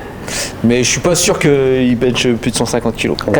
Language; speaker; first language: French; native; French